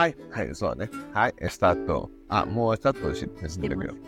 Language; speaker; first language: Japanese; non-native, learner; Spanish